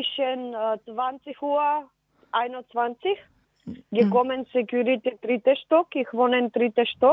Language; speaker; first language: German; non-native, learner; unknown